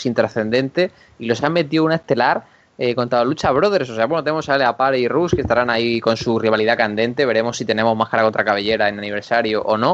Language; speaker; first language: Spanish; native; Spanish